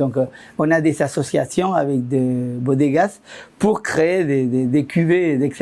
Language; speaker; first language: French; non-native, fluent; Spanish